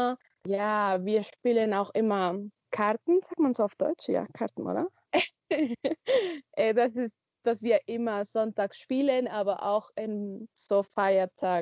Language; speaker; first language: German; non-native, learner; Spanish